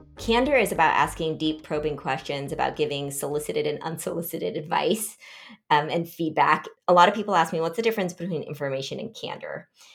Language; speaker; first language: English; early bilingual, other home language; Vietnamese